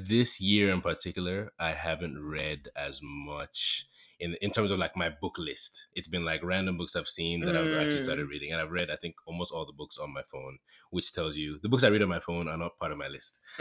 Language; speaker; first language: English; non-native, local second language; Yoruba